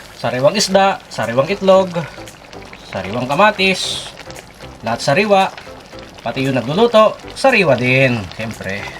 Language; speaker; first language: Filipino; non-native, local second language; Iloko